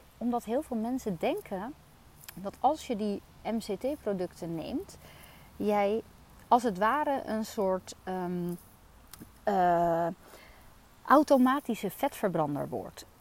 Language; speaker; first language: Dutch; native; Dutch